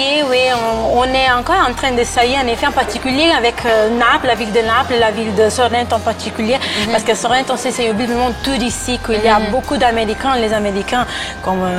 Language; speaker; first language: French; non-native, fluent; Italian